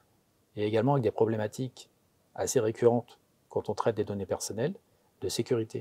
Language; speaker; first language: French; native; French